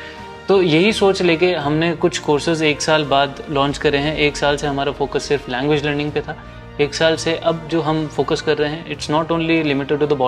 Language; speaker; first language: Hindi; native; Hindi